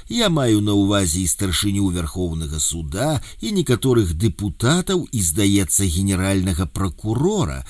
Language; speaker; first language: Belarusian; native; Belarusian